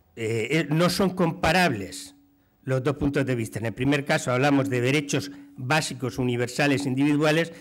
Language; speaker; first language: Spanish; native; Spanish